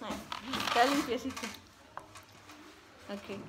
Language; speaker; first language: Spanish; early bilingual, other home language; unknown